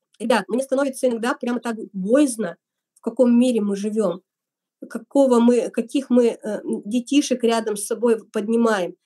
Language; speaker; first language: Russian; native; Russian